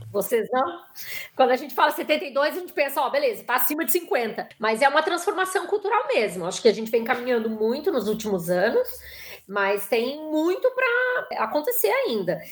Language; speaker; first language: Portuguese; native; Portuguese